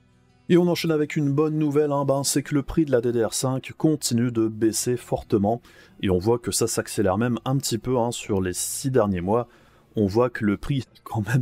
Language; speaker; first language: French; native; French